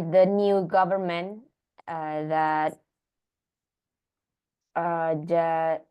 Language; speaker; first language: English; non-native, learner; Indonesian